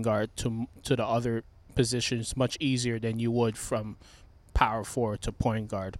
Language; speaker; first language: English; native; English